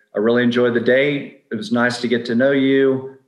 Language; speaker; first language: English; native; English